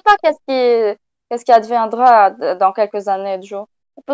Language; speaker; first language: French; non-native, local second language; Arabic